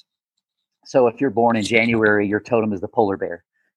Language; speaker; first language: English; native; English